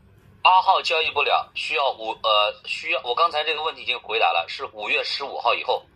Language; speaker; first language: Chinese; native; Chinese